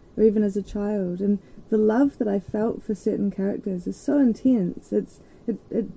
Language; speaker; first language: English; native; English